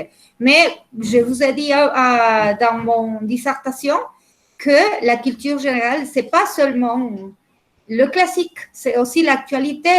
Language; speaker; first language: French; non-native, fluent; Spanish